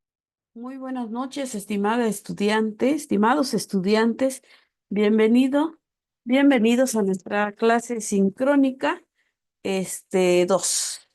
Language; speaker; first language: Spanish; native; Spanish